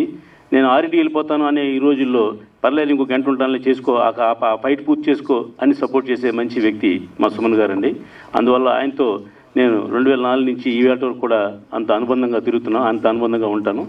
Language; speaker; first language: Telugu; native; Telugu